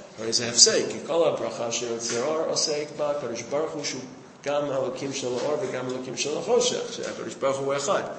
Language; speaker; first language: Hebrew; non-native, fluent; English